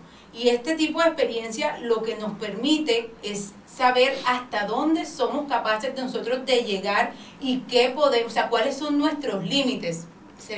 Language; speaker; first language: Spanish; native; Spanish